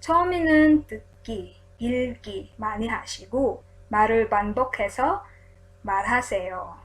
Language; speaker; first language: Korean; non-native, learner; Filipino